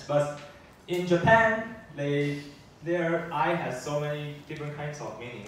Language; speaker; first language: English; non-native, learner; Chinese